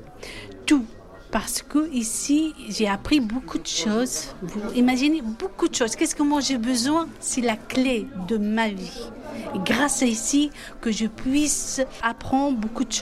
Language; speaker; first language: French; non-native, fluent; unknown